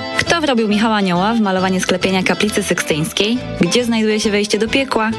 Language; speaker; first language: Polish; native; Polish